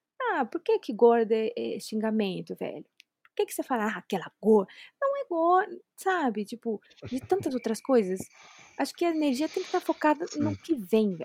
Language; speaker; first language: Portuguese; non-native, fluent; Spanish